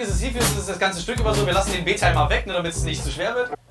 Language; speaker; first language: German; native; German